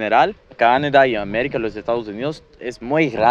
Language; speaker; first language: Spanish; non-native, fluent; English